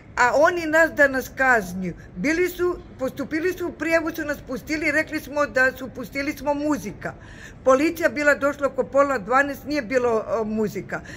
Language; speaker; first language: Serbian; non-native, local second language; Albanian